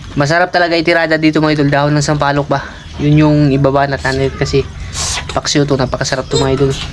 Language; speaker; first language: Filipino; non-native, local second language; Cebuano